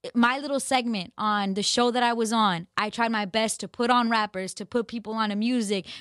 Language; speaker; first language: English; native; English